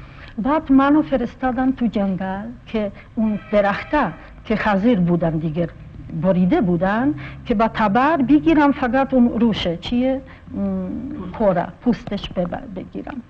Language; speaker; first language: Persian; non-native, fluent; Polish